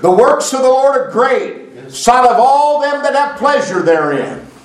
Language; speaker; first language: English; native; English